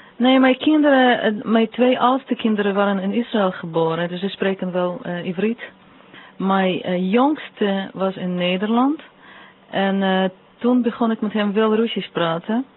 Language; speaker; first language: Dutch; non-native, fluent; Russian